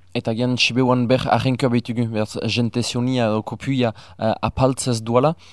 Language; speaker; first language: Basque; native; Basque